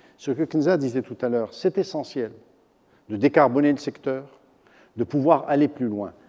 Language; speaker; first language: French; non-native, local second language; Arabic